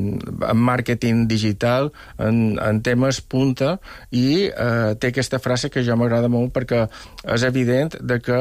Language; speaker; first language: Catalan; native; Catalan